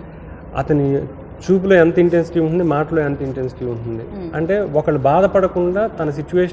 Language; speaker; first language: Telugu; native; Telugu